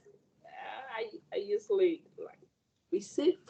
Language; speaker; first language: English; non-native, learner; Vietnamese